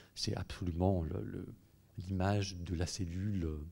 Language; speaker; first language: French; native; French